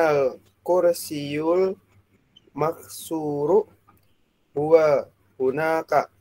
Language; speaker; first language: Arabic; non-native, learner; Indonesian